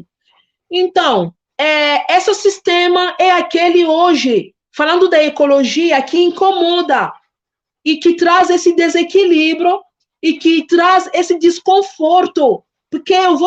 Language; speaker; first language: Portuguese; non-native, fluent; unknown